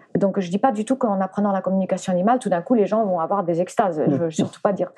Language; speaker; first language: French; early bilingual, other home language; English